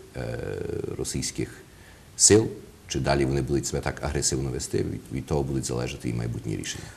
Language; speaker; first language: Ukrainian; early bilingual, heritage; Ukrainian